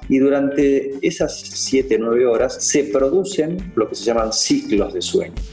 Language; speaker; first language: Spanish; native; Spanish